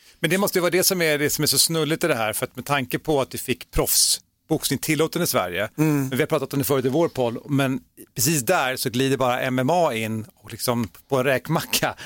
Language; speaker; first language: Swedish; native; Swedish